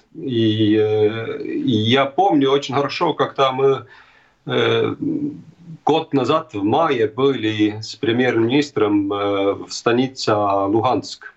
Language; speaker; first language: Russian; non-native, fluent; Estonian